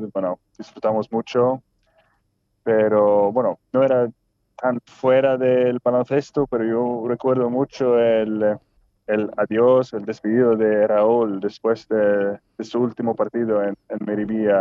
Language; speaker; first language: Spanish; non-native, fluent; Swedish